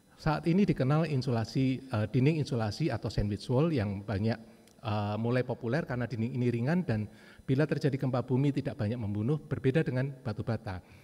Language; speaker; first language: Indonesian; native; Indonesian